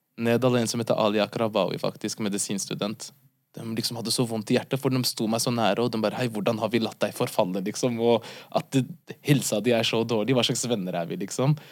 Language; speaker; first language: Norwegian; early bilingual, other home language; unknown